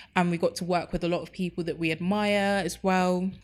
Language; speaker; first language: English; native; English